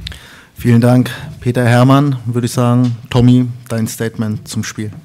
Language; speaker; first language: German; native; German